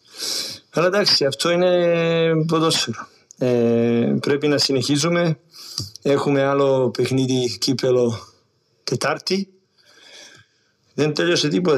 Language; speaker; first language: Greek; non-native, learner; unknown